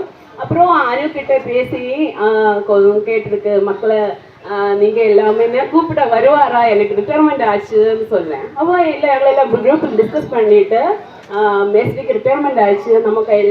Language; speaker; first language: Tamil; non-native, learner; Malayalam